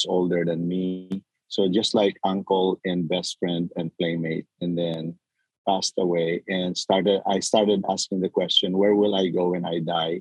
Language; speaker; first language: English; non-native, local second language; Cebuano